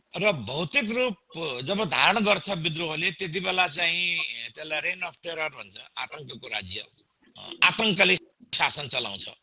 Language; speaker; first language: Nepali; native; Nepali